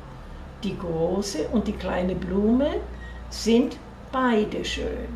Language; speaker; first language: German; non-native, fluent; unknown